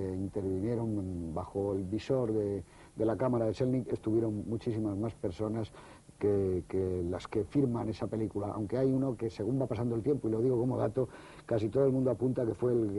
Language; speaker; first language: Spanish; native; Spanish